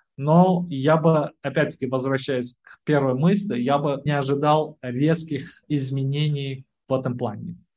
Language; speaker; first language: Russian; non-native, local second language; Uzbek